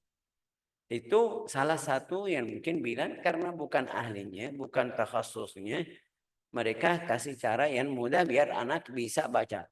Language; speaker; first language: Indonesian; non-native, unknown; Arabic